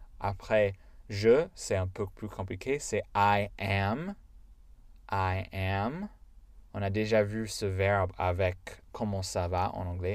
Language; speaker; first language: French; non-native, fluent; English